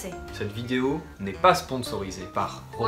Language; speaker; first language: French; native; French